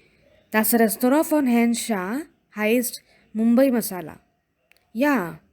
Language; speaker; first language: German; non-native, fluent; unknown